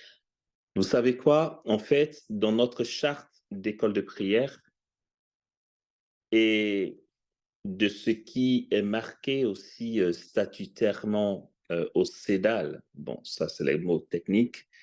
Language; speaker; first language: French; native; French